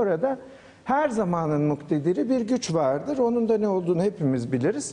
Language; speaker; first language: Turkish; native; Turkish